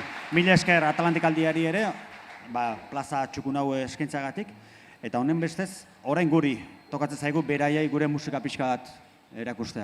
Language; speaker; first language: Basque; native; Basque